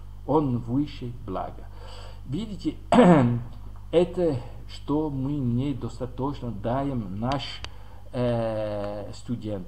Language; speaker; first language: Russian; non-native, learner; French